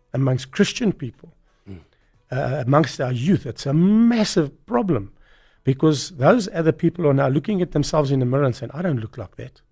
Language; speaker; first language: English; native; English